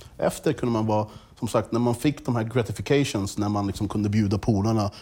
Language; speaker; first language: Swedish; native; Swedish